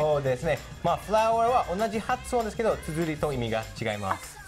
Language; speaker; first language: Japanese; non-native, fluent; English